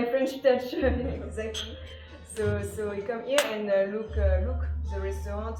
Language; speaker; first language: English; non-native, learner; French